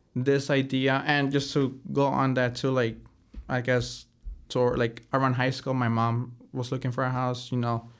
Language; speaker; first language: English; early bilingual, other home language; Spanish